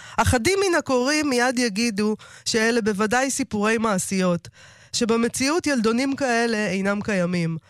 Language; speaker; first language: Hebrew; native; Hebrew